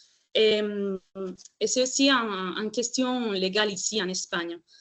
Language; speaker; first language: French; non-native, fluent; Spanish